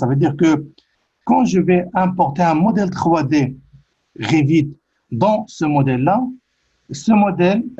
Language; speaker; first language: French; native; French